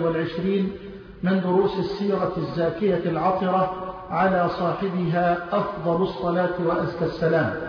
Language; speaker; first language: Arabic; native; Arabic